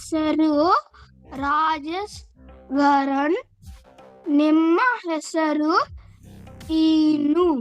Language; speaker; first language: Kannada; non-native, learner; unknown